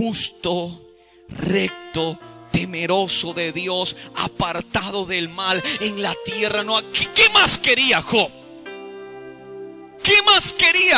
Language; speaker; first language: Spanish; native; Spanish